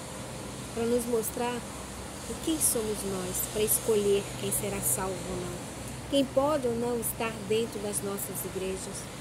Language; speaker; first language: Portuguese; native; Portuguese